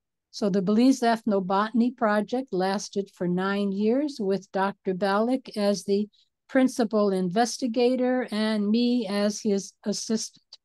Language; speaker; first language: English; native; English